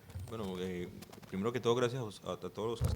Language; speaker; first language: Spanish; native; Spanish